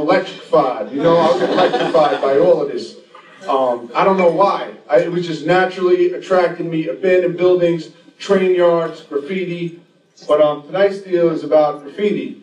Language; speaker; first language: English; native; English